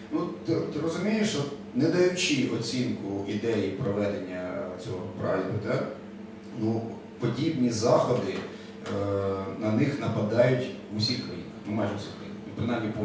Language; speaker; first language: Ukrainian; native; Ukrainian